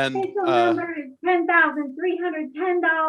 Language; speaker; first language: English; native; English